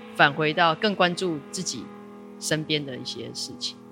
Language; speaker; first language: Chinese; native; Chinese